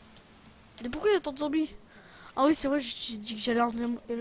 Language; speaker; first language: French; native; French